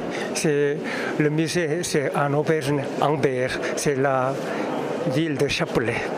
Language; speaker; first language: French; non-native, fluent; Korean